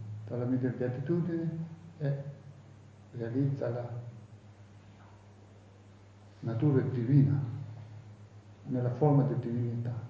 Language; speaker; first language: Italian; non-native, fluent; Tibetan